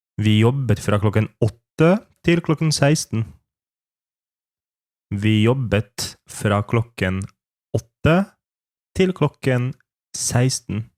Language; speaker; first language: Norwegian; non-native, fluent; Polish